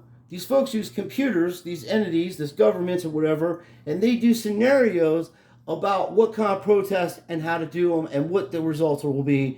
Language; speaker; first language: English; native; English